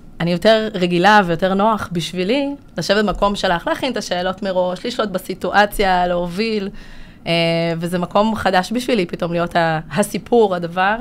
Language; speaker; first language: Hebrew; early bilingual, other home language; Russian